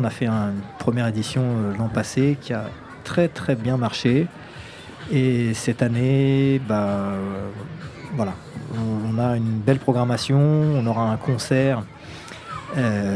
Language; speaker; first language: French; native; French